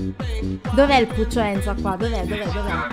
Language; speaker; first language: Italian; native; Italian